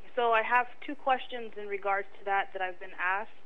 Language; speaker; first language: English; native; English